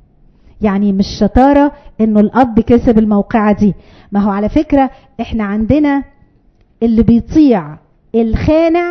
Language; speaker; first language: Arabic; native; Arabic